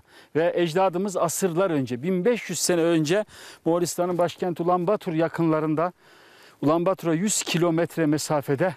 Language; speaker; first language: Turkish; native; Turkish